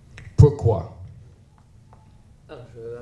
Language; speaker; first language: French; non-native, learner; English